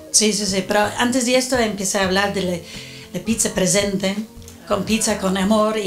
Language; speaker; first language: Spanish; non-native, fluent; Portuguese